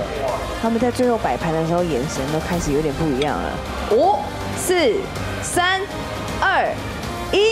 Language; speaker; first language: Chinese; native; Chinese